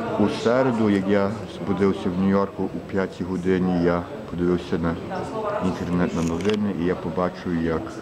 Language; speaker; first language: Ukrainian; early bilingual, heritage; Ukrainian